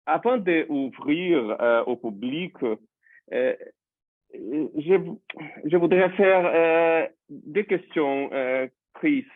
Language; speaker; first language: French; non-native, fluent; Portuguese